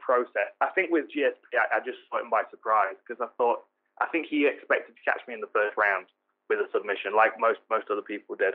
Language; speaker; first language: English; native; English